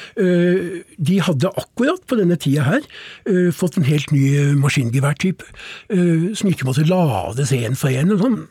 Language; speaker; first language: Norwegian; native; Norwegian